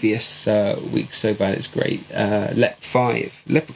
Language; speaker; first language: English; native; English